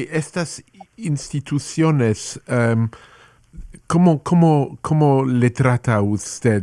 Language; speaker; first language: Spanish; non-native, learner; English